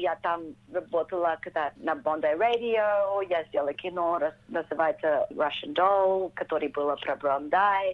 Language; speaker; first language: Russian; early bilingual, heritage; Russian